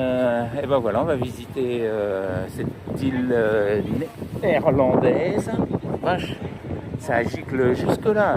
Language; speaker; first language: French; native; French